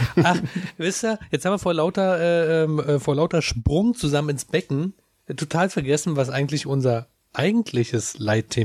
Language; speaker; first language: German; native; German